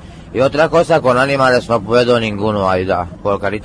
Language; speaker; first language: Spanish; non-native, learner; Hungarian